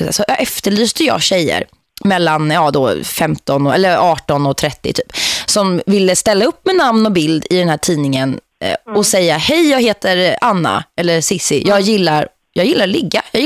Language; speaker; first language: Swedish; native; Swedish